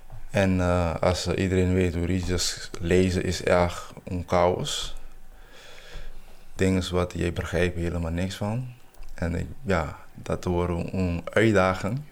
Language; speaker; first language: Dutch; non-native, local second language; Papiamento